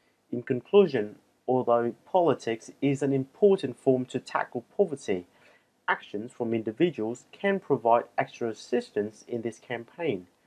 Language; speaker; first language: English; non-native, fluent; Vietnamese